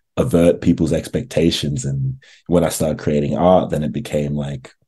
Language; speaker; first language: English; native; English